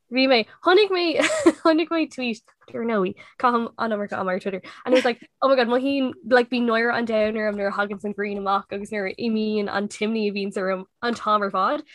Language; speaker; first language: Irish; non-native, local second language; English